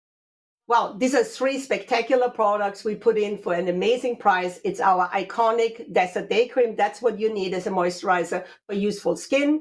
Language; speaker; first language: English; non-native, fluent; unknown